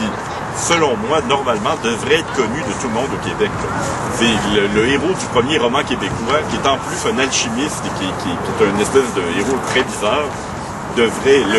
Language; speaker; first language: French; native; French